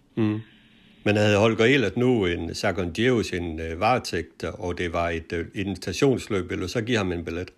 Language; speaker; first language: Danish; native; Danish